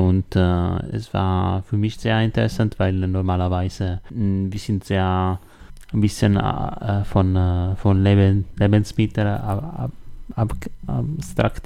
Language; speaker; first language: German; non-native, learner; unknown